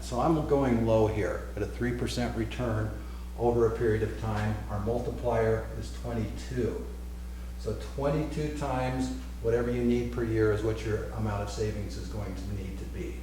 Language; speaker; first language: English; native; English